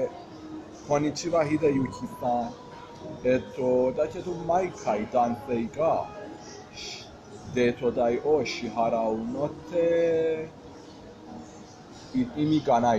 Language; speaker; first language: Japanese; non-native, fluent; Persian